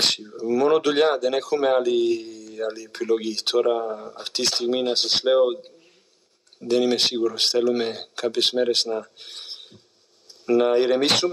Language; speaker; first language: Greek; non-native, learner; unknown